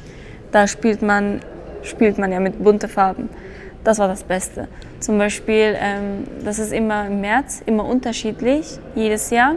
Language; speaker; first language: German; early bilingual, other home language; Persian